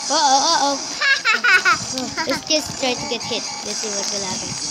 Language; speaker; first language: English; non-native, local second language; Filipino